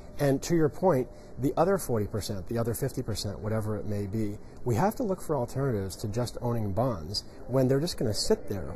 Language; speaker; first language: English; native; English